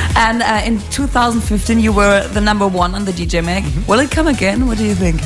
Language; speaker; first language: English; non-native, fluent; German